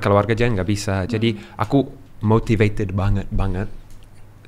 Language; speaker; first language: Indonesian; non-native, learner; English